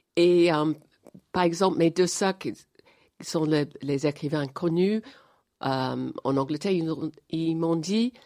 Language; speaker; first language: French; non-native, fluent; English